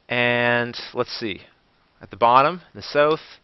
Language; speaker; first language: English; native; English